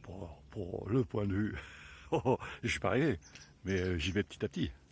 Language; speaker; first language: French; native; French